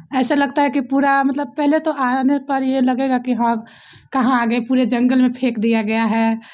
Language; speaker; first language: Hindi; native; Hindi